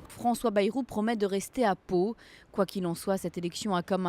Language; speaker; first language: French; native; French